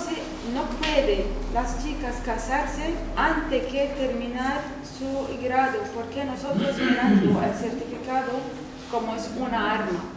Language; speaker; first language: Spanish; non-native, learner; Arabic